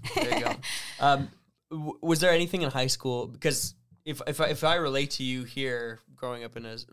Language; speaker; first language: English; native; English